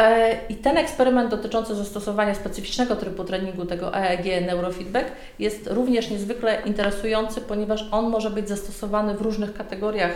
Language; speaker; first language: Polish; native; Polish